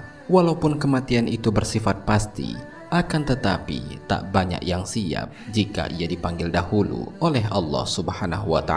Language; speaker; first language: Indonesian; native; Indonesian